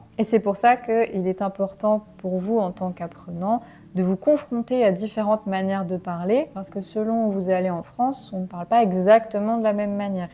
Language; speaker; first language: French; native; French